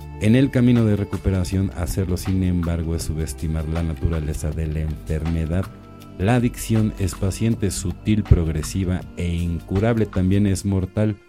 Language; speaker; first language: Spanish; native; Spanish